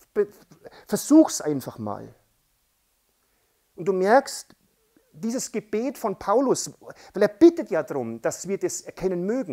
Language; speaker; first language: German; native; German